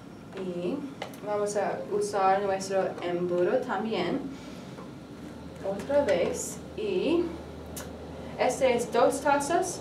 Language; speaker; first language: Spanish; non-native, learner; English